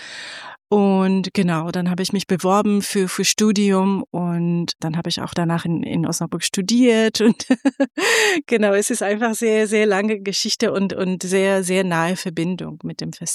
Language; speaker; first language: German; non-native, fluent; Persian